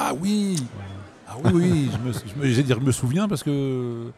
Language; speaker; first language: French; native; French